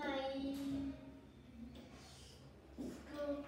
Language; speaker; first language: English; non-native, learner; Vietnamese